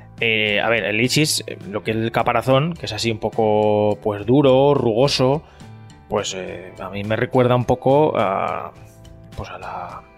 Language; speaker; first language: Spanish; native; Spanish